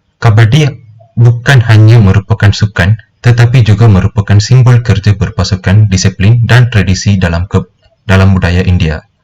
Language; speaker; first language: Malay; non-native, local second language; Tamil